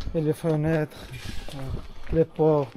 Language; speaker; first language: French; non-native, local second language; Arabic